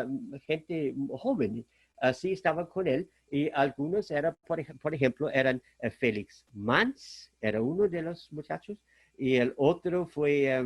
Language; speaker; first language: Spanish; non-native, fluent; German